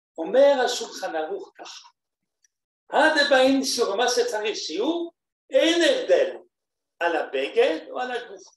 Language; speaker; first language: Hebrew; non-native, fluent; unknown